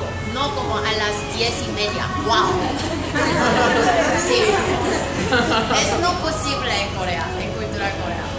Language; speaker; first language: Spanish; non-native, learner; Korean